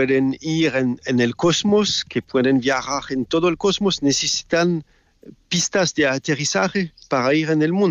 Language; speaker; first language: Spanish; non-native, learner; French